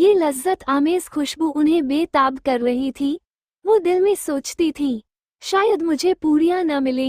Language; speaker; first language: Hindi; native; Hindi